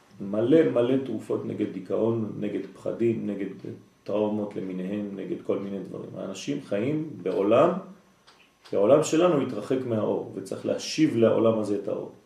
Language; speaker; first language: Hebrew; non-native, fluent; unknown